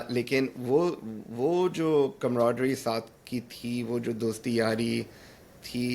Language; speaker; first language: Urdu; early bilingual, heritage; Urdu